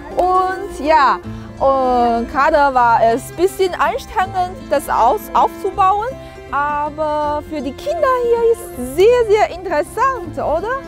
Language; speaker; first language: German; non-native, fluent; Chinese